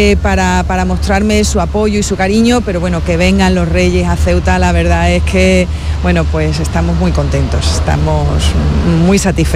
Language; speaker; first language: Spanish; native; Spanish